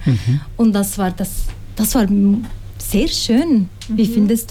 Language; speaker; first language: German; non-native, learner; Spanish